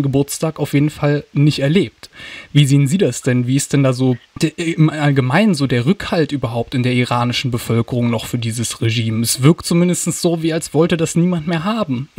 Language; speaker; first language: German; native; German